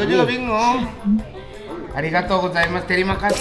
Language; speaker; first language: Indonesian; non-native, fluent; Japanese